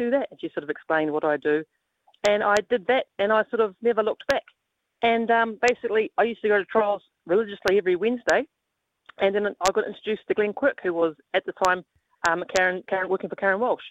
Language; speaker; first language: English; native; English